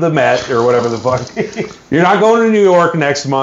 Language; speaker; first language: English; native; English